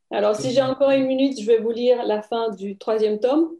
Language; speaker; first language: French; non-native, fluent; Romanian